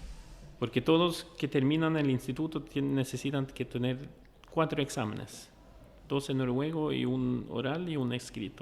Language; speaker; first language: Spanish; non-native, fluent; Norwegian